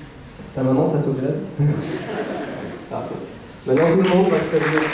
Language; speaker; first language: French; native; French